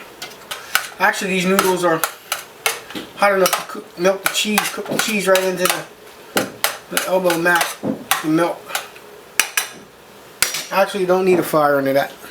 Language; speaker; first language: English; native; English